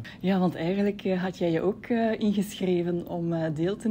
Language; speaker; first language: Dutch; native; Dutch